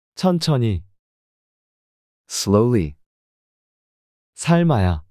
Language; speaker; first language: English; non-native, fluent; Korean